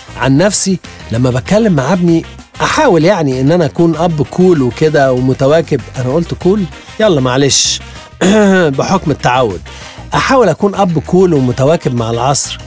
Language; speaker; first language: Arabic; native; Arabic